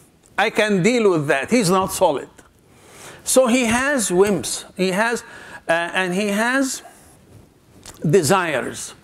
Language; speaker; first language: English; non-native, fluent; Arabic